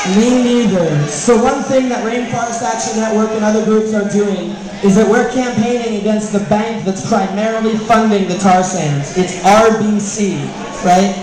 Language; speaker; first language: English; native; English